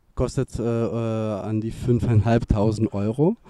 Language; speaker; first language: German; non-native, fluent; Serbian